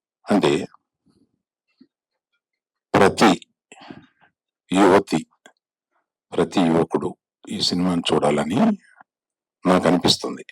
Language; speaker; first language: Telugu; native; Telugu